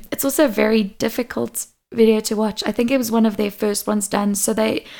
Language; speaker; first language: English; non-native, local second language; Portuguese